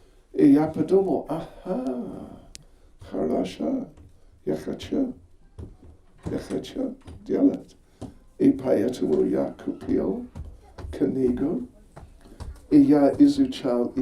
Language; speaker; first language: Russian; non-native, learner; English